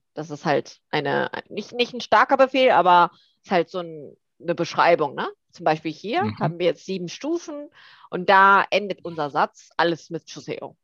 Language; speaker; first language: German; early bilingual, other home language; Korean